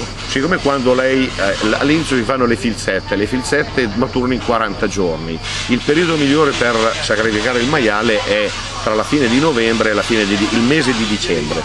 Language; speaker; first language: Italian; native; Italian